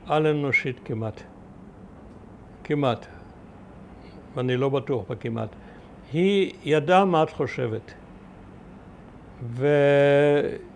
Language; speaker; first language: Hebrew; early bilingual, other home language; German